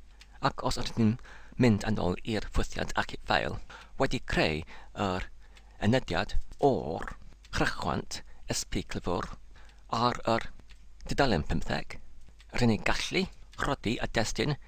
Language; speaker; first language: Welsh; non-native, learner; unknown